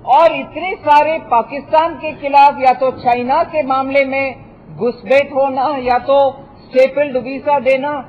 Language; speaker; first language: Hindi; non-native, local second language; Tamil